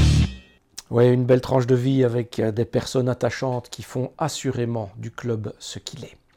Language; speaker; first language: French; native; French